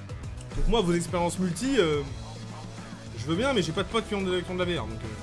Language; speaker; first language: French; native; French